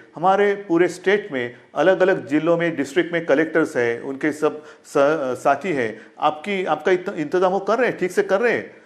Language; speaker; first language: Hindi; non-native, local second language; Marathi